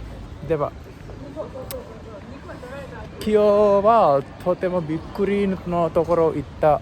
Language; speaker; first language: Japanese; non-native, learner; Sinhala